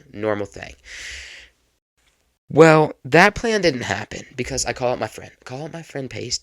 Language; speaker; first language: English; native; English